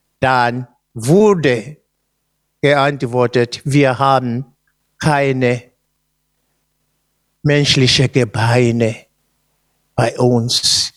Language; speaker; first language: German; non-native, fluent; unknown